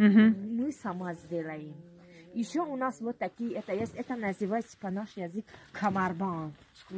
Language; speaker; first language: Russian; non-native, learner; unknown